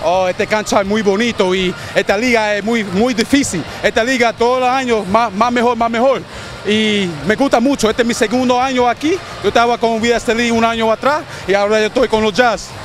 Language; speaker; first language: Spanish; non-native, learner; English